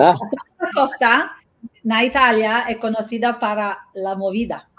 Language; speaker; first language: Spanish; non-native, learner; Italian